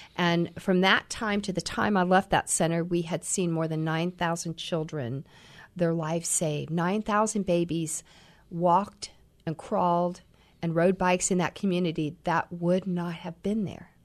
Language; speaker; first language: English; native; English